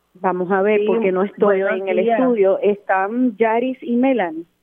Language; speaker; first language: Spanish; native; Spanish